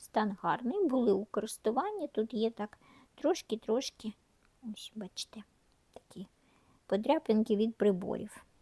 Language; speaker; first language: Ukrainian; non-native, local second language; Russian